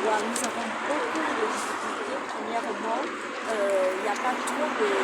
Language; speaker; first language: French; non-native, fluent; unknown